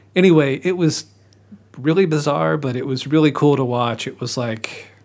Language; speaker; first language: English; native; English